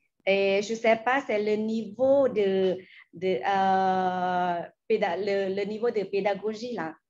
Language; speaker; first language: French; non-native, fluent; Lao